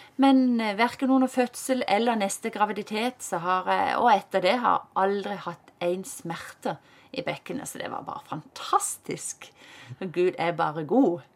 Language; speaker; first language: Norwegian; native; Norwegian